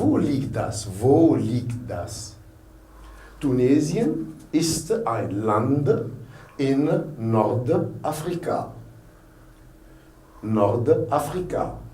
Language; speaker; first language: German; non-native, fluent; Arabic